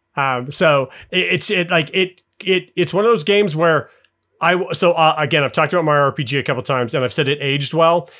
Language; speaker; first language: English; native; English